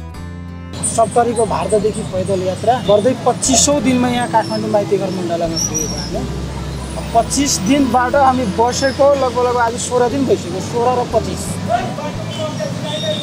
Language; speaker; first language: Nepali; non-native, local second language; Maithili